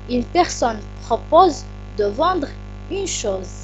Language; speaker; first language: French; non-native, local second language; Arabic